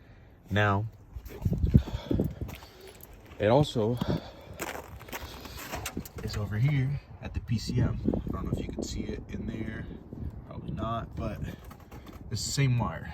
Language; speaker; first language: English; native; English